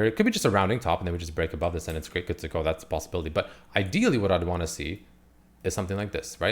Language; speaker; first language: English; native; English